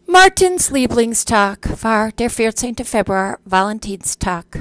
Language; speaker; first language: German; non-native, fluent; English